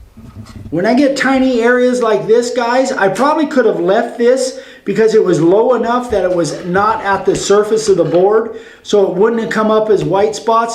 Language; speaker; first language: English; native; English